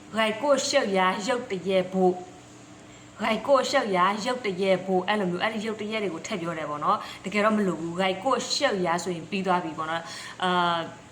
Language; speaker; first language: Burmese; non-native, local second language; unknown